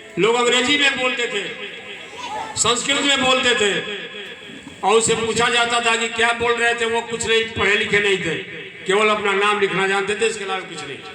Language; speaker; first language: Hindi; native; Hindi